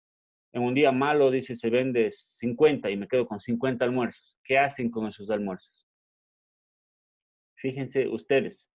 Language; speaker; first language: Spanish; native; Spanish